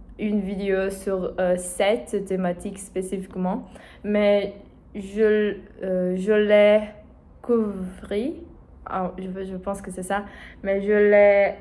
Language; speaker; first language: French; non-native, learner; Portuguese